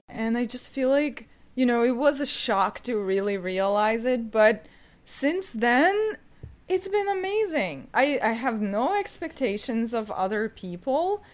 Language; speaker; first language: English; non-native, fluent; Ukrainian